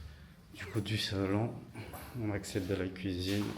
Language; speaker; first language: French; native; French